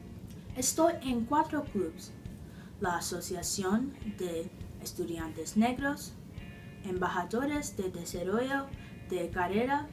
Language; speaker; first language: Spanish; non-native, learner; English